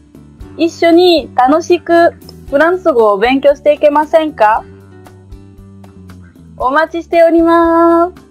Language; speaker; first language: Japanese; non-native, learner; French